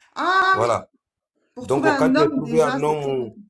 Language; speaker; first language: French; native; French